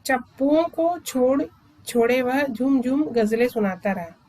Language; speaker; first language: Hindi; non-native, local second language; Malayalam